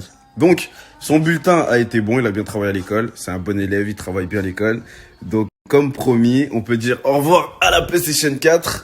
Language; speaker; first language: French; native; French